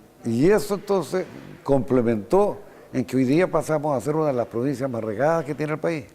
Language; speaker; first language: Spanish; native; Spanish